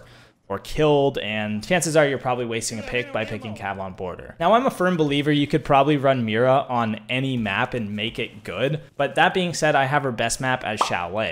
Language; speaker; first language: English; native; English